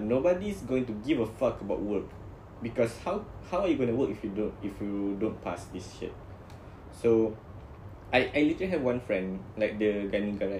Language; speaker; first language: English; non-native, local second language; Malay